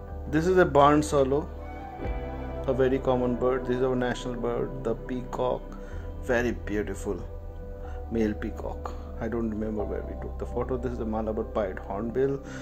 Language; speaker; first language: English; non-native, local second language; Hindi